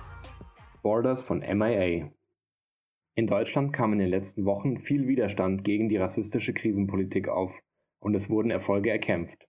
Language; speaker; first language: German; native; German